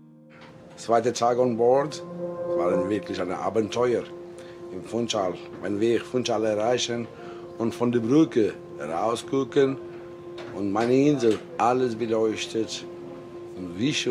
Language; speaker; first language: German; non-native, learner; Portuguese